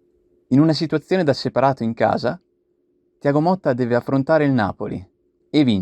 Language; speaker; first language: Italian; native; Italian